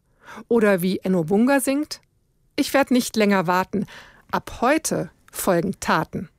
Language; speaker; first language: German; native; German